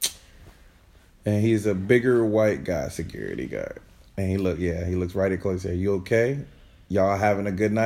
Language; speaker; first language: English; native; English